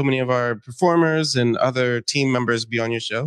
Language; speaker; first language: English; native; English